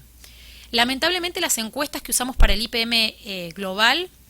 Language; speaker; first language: Spanish; native; Spanish